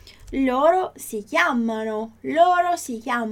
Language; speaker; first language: Italian; non-native, fluent; Portuguese